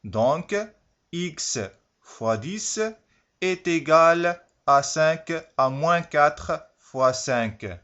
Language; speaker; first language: French; non-native, local second language; Arabic